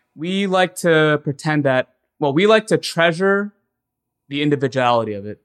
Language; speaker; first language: English; native; English